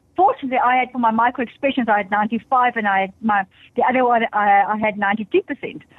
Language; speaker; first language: English; non-native, local second language; Afrikaans